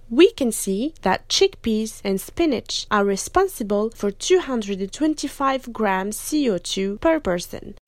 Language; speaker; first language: English; non-native, fluent; French